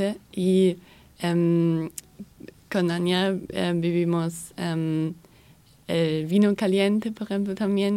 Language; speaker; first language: Spanish; non-native, learner; German